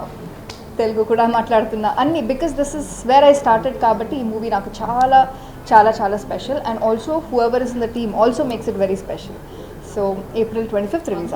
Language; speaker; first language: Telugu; non-native, fluent; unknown